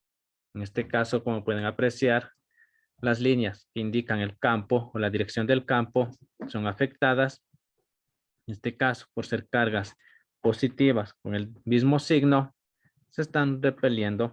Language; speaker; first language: Spanish; native; Spanish